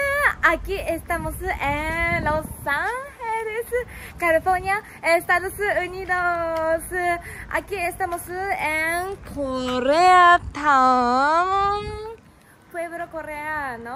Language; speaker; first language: Spanish; non-native, learner; Japanese